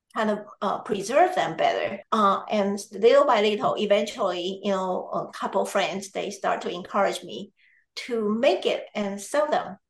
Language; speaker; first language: English; non-native, fluent; Chinese